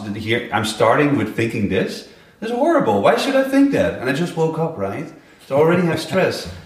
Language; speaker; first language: English; non-native, fluent; Dutch